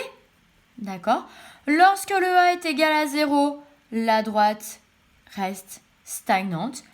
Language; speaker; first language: French; native; French